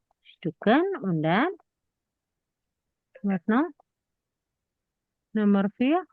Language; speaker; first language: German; non-native, fluent; Indonesian